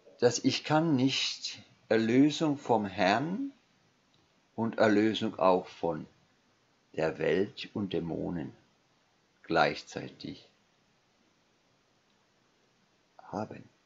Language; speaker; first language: German; non-native, fluent; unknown